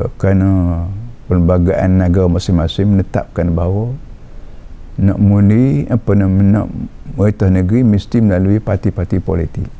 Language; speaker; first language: Malay; native; Malay